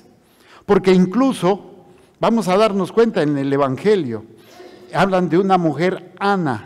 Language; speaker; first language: Spanish; native; Spanish